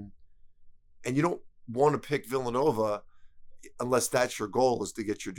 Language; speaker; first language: English; native; English